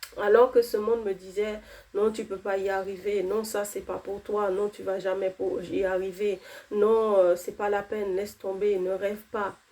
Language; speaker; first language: French; non-native, local second language; Haitian Creole